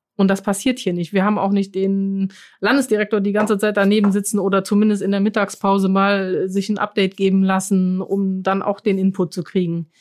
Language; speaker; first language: German; non-native, fluent; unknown